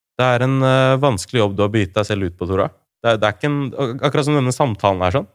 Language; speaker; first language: Norwegian; early bilingual, other home language; Urdu